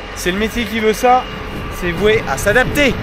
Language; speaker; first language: French; native; French